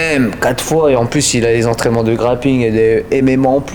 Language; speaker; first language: French; native; French